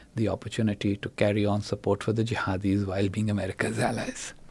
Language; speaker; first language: English; non-native, local second language; Urdu